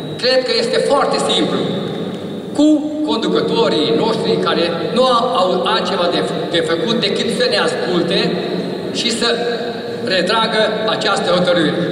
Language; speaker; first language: Romanian; non-native, local second language; Hungarian